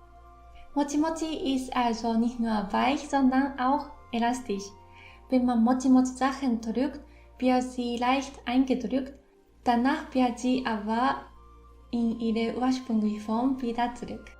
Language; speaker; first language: German; non-native, fluent; Japanese